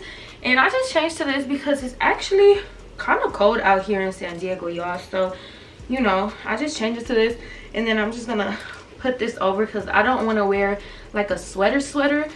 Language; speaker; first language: English; native; English